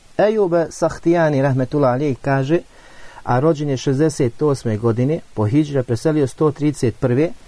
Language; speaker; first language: Bosnian; native; Bosnian